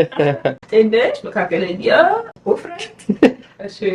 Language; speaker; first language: Amharic; non-native, learner; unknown